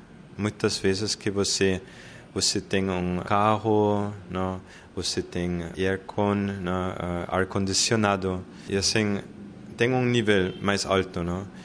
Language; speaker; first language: Portuguese; non-native, fluent; German